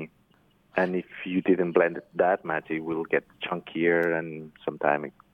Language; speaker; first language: English; non-native, fluent; Spanish